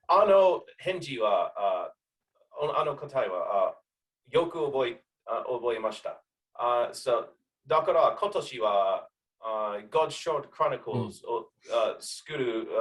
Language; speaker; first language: Japanese; non-native, learner; English